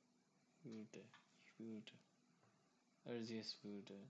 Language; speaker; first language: German; non-native, fluent; Turkish